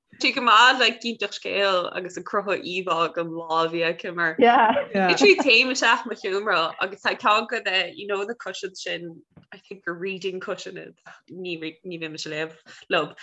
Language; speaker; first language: Irish; non-native, local second language; English